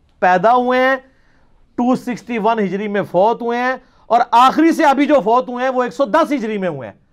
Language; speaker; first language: Urdu; non-native, local second language; Punjabi